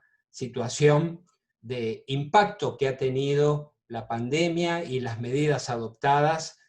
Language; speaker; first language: Spanish; native; Spanish